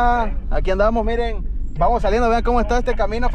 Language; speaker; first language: Spanish; native; Spanish